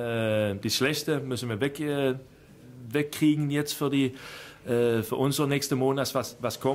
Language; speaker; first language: German; non-native, fluent; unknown